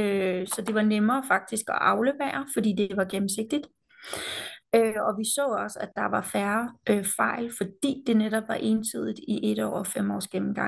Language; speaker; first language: Danish; native; Danish